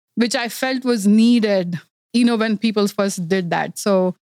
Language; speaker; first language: English; non-native, local second language; Kannada